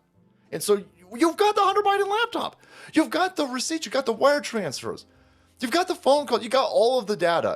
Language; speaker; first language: English; native; English